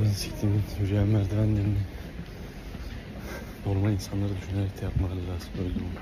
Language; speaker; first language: Turkish; native; Turkish